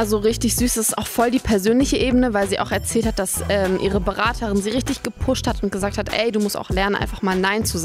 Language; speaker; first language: German; native; German